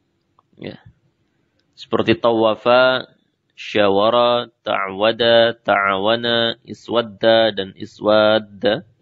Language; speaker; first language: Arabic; non-native, fluent; Indonesian